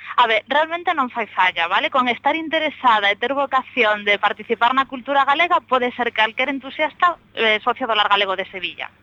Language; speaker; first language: Galician; native; Galician